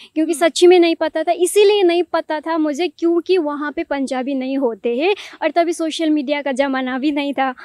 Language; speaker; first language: Hindi; non-native, local second language; Nepali